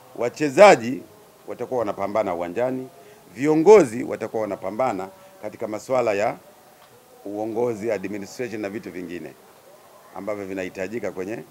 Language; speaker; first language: Swahili; native; Swahili